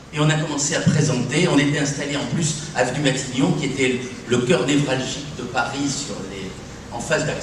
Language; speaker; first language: French; native; French